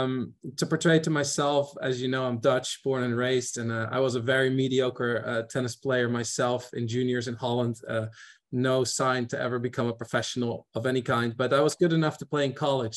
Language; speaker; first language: English; non-native, fluent; Dutch